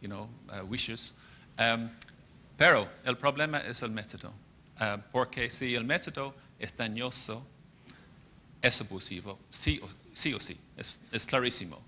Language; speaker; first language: Spanish; non-native, fluent; English